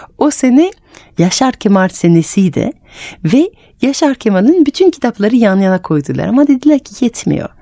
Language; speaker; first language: Turkish; non-native, fluent; French